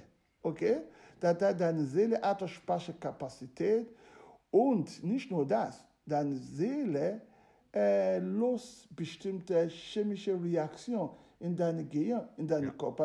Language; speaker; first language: German; non-native, fluent; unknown